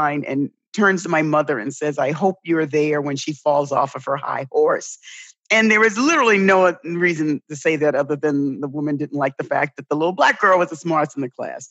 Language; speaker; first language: English; native; English